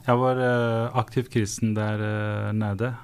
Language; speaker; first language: Norwegian; non-native, fluent; Persian